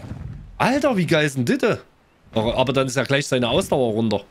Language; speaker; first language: German; native; German